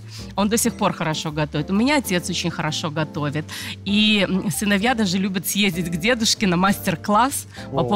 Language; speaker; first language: Russian; native; Russian